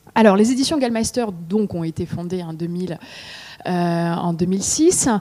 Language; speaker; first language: French; non-native, fluent; Russian